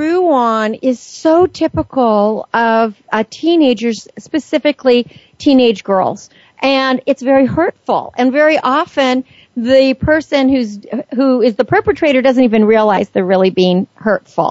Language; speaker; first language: English; native; English